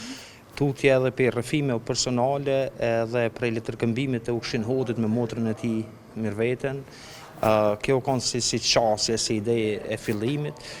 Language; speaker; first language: Albanian; native; Albanian